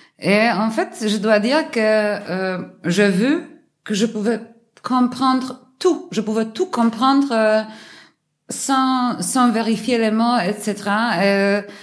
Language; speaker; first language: French; non-native, learner; Polish